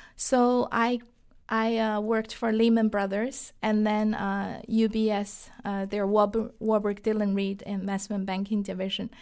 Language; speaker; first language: English; non-native, fluent; Chinese